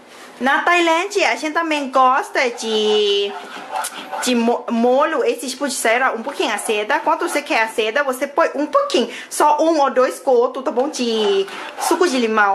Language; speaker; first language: Portuguese; non-native, fluent; Thai